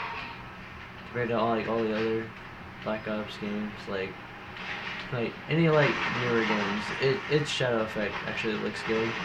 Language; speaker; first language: English; native; English